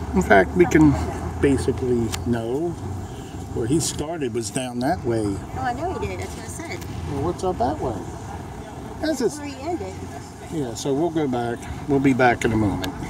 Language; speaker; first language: English; native; English